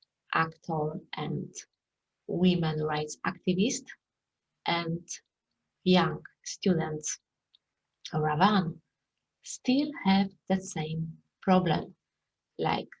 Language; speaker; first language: English; non-native, fluent; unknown